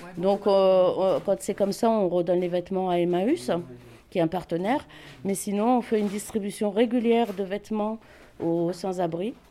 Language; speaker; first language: French; native; French